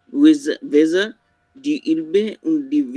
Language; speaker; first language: German; non-native, learner; Bangla